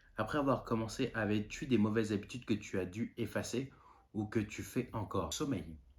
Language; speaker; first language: French; non-native, local second language; Malagasy